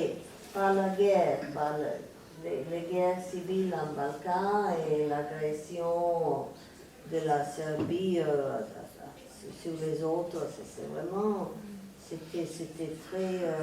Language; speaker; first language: French; non-native, fluent; Serbian